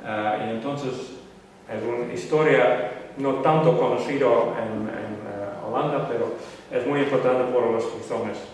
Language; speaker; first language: Spanish; non-native, learner; Western Frisian